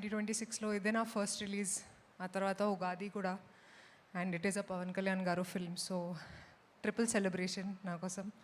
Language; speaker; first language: Telugu; non-native, local second language; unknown